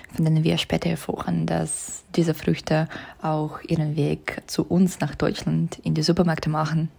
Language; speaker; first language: German; non-native, fluent; Russian